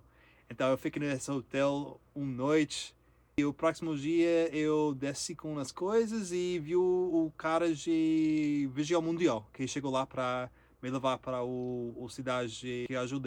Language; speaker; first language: Portuguese; non-native, learner; English